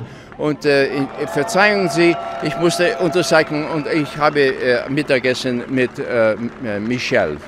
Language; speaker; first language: German; non-native, learner; English